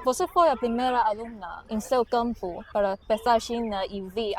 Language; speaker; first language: Portuguese; non-native, fluent; Chinese